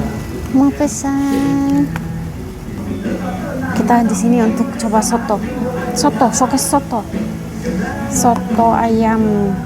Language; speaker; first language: Indonesian; non-native, fluent; Arabic